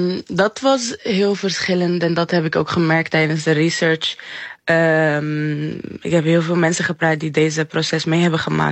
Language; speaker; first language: Dutch; non-native, fluent; Arabic